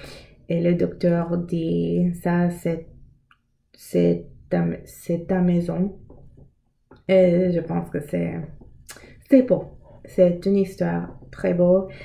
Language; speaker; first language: French; non-native, learner; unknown